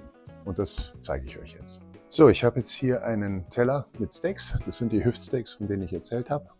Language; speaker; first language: German; native; German